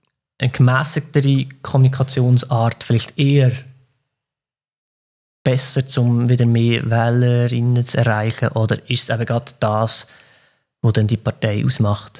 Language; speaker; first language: German; native; German